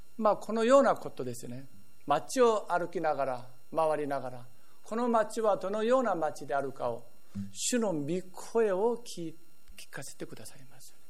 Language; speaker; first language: Japanese; non-native, fluent; Korean